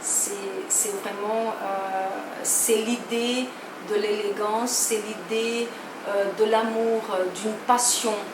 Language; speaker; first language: French; non-native, fluent; Portuguese